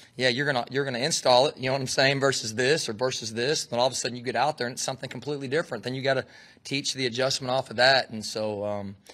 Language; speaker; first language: English; native; English